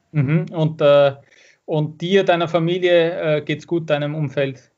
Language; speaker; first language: German; native; German